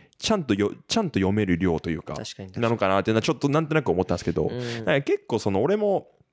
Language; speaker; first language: Japanese; native; Japanese